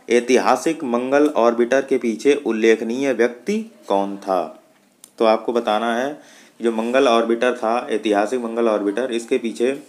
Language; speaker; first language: Hindi; native; Hindi